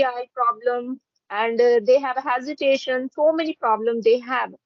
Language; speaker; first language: English; non-native, fluent; Hindi